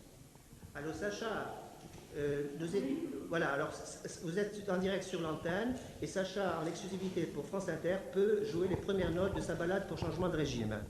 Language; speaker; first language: French; native; French